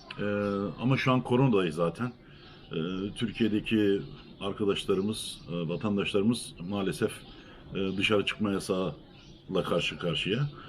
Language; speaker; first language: Turkish; early bilingual, heritage; Turkish